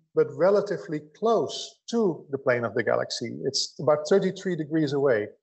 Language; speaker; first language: English; non-native, fluent; Dutch